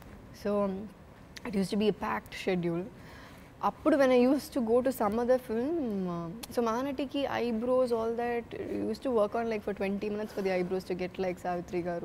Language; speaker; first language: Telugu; non-native, fluent; Malayalam